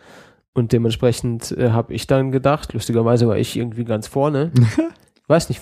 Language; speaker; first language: German; native; German